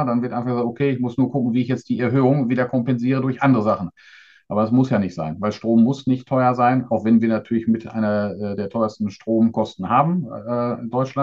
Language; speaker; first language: German; native; German